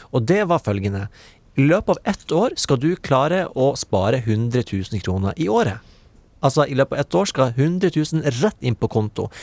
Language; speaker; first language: Norwegian; native; Norwegian